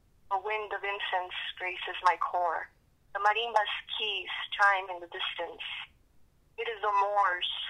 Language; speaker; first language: English; early bilingual, other home language; Spanish